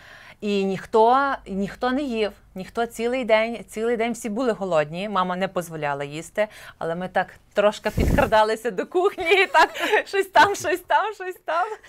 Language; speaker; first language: Ukrainian; native; Ukrainian